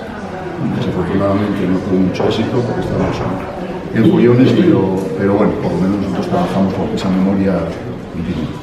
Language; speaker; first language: Spanish; native; Spanish